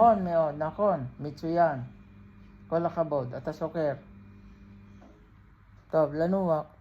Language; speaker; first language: Hebrew; non-native, learner; Filipino